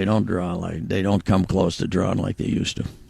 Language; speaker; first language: English; native; English